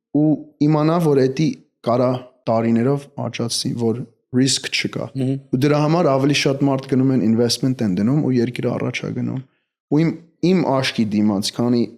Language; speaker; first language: Armenian; early bilingual, heritage; Armenian